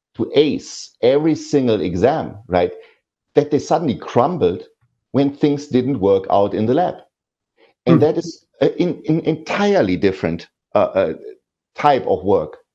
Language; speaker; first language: English; non-native, fluent; German